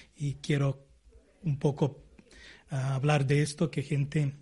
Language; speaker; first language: Spanish; non-native, learner; Serbian